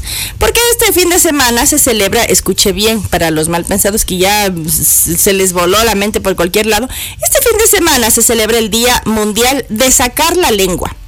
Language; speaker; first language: Spanish; native; Spanish